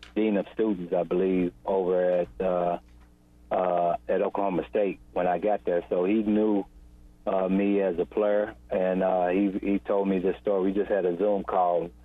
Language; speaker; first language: English; native; English